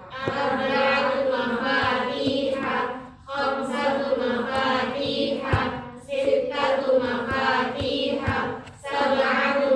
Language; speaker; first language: Arabic; non-native, learner; Indonesian